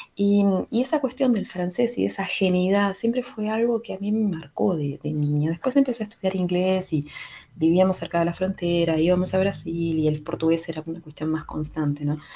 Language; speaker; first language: Spanish; native; Spanish